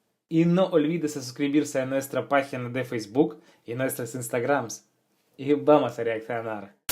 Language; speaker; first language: Spanish; non-native, fluent; Russian